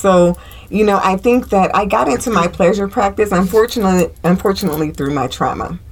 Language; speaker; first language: English; native; English